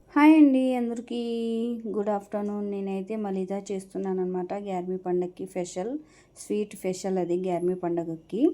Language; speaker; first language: Telugu; non-native, local second language; Urdu